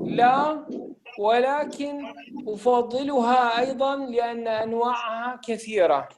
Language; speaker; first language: Arabic; non-native, fluent; Turkish